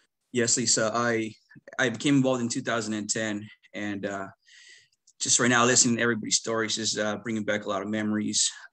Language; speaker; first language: English; early bilingual, other home language; Spanish